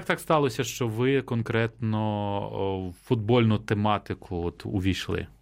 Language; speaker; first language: Ukrainian; native; Ukrainian